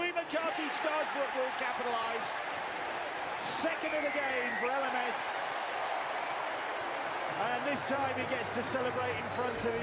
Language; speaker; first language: English; native; English